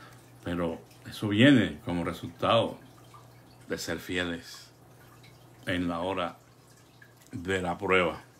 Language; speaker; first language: Spanish; native; Spanish